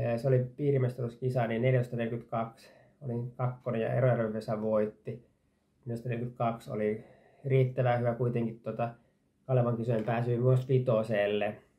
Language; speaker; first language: Finnish; native; Finnish